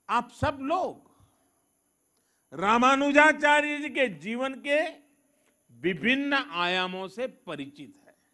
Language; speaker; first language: Hindi; non-native, local second language; Gujarati